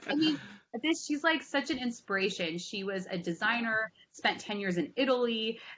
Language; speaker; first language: English; native; English